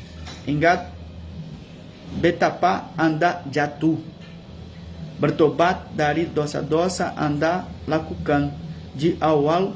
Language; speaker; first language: Indonesian; non-native, fluent; Portuguese